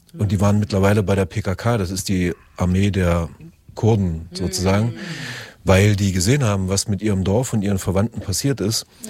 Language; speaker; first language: German; native; German